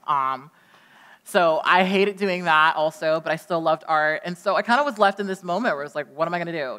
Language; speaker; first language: English; native; English